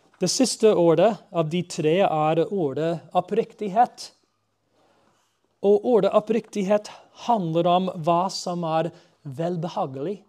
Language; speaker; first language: Norwegian; non-native, fluent; English